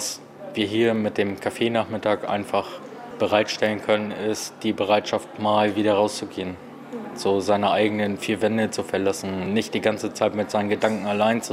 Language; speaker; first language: German; native; German